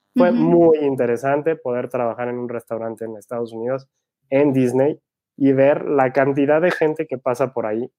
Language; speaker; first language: Spanish; native; Spanish